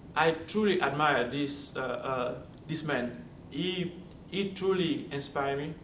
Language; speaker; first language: English; non-native, fluent; French